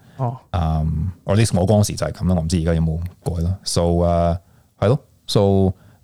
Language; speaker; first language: Cantonese; early bilingual, heritage; Cantonese